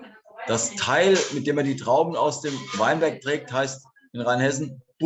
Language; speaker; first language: German; native; German